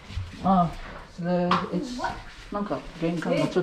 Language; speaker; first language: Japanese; non-native, fluent; French